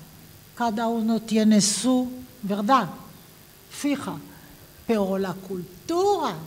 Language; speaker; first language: Spanish; non-native, fluent; Hebrew